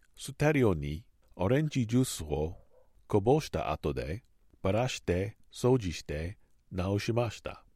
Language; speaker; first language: Japanese; non-native, learner; English